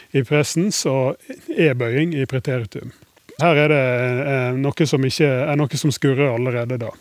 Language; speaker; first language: Norwegian; native; Norwegian